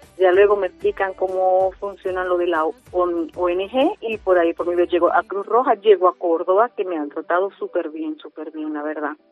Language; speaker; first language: Spanish; native; Spanish